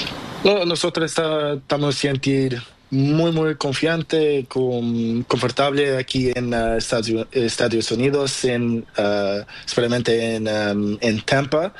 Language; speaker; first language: Spanish; non-native, learner; Portuguese